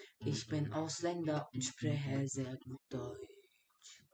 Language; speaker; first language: German; early bilingual, other home language; Turkish